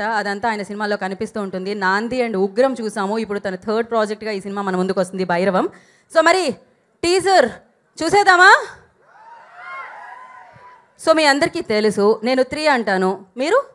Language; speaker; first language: Telugu; native; Telugu